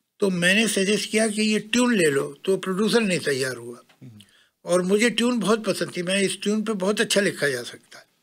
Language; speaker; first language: Hindi; native; Hindi